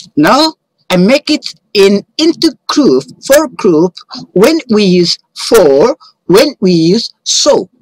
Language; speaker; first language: English; non-native, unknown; Indonesian